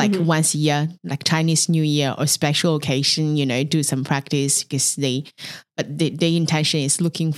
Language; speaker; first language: English; non-native, fluent; Chinese